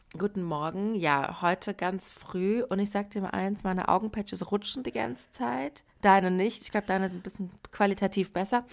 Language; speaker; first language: German; early bilingual, other home language; Persian